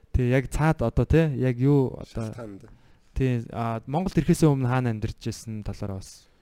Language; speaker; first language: Mongolian; native; Mongolian